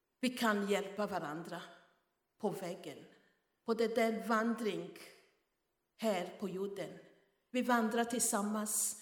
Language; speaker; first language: Swedish; non-native, fluent; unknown